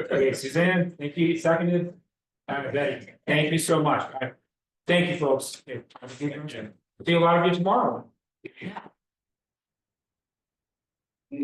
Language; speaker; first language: English; native; English